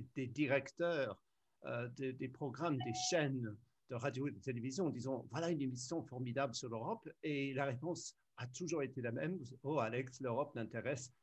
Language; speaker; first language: French; non-native, fluent; English